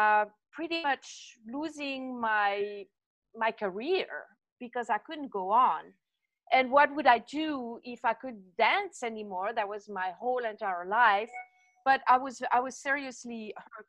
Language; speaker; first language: English; non-native, fluent; French